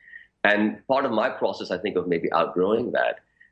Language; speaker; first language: English; early bilingual, other home language; Urdu